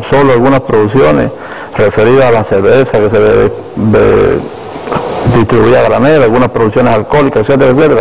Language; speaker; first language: Spanish; native; Spanish